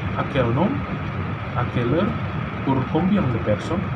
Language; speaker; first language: French; non-native, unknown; Indonesian